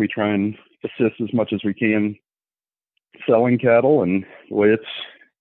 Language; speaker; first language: English; native; English